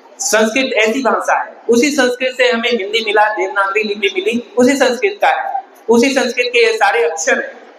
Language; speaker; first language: Hindi; native; Hindi